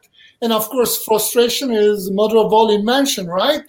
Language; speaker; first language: English; non-native, fluent; Turkish